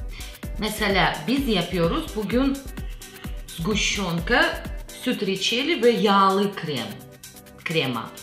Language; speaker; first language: Turkish; non-native, learner; Russian